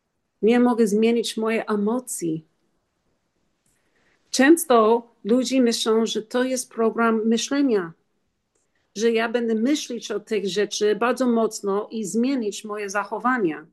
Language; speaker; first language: Polish; non-native, learner; English